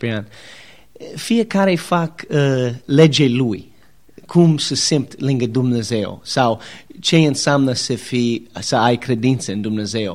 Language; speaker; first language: Romanian; non-native, learner; English